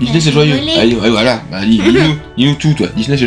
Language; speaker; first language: French; native; French